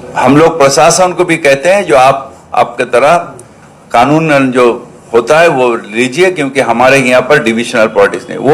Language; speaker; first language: Hindi; non-native, local second language; Bangla